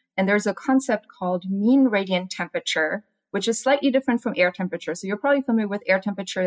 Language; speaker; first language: English; non-native, fluent; German